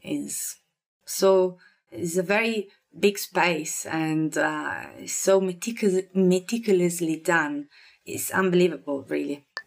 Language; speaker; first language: English; non-native, fluent; Italian